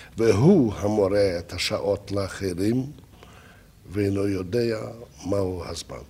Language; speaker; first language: Hebrew; non-native, fluent; Russian